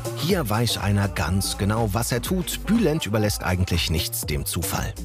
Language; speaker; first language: German; native; German